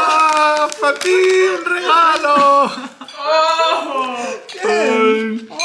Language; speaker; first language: Spanish; native; Spanish